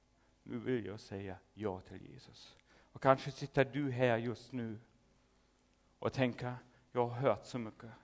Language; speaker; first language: Swedish; non-native, fluent; German